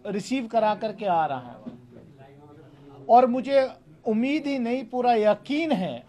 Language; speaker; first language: Hindi; native; Hindi